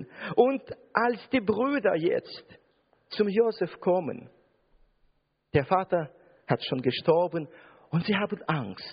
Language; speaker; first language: German; non-native, fluent; Russian